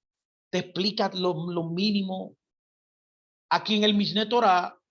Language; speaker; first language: Spanish; native; Spanish